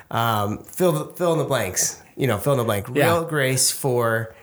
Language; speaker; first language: English; native; English